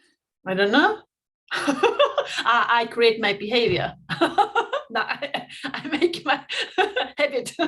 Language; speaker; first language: English; non-native, fluent; German